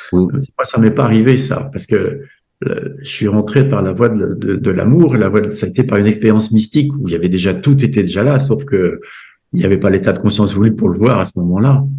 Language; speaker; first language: French; native; French